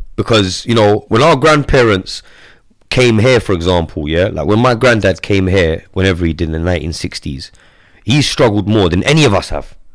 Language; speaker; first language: English; native; English